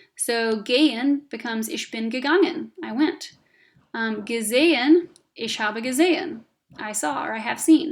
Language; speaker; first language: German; non-native, fluent; English